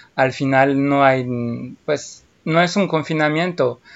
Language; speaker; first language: Spanish; non-native, fluent; French